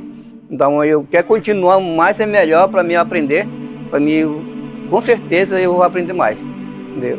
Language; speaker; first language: Portuguese; non-native, local second language; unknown